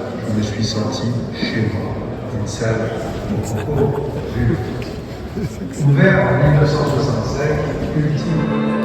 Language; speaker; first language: French; native; French